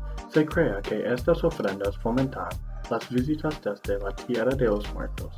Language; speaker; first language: Spanish; non-native, learner; English